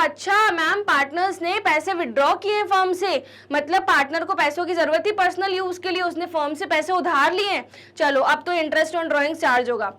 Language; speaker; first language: Hindi; native; Hindi